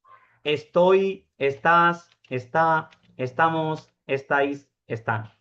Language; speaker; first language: Spanish; non-native, fluent; Urdu